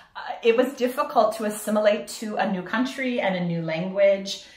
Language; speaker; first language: English; native; English